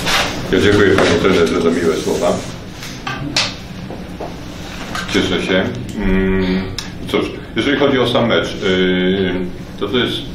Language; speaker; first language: Polish; native; Polish